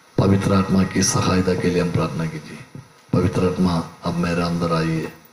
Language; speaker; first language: Hindi; non-native, local second language; Malayalam